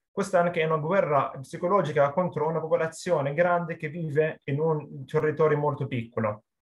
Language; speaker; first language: Italian; non-native, fluent; Arabic